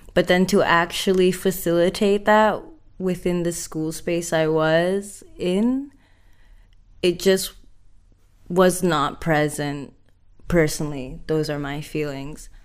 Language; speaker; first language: English; non-native, fluent; Indonesian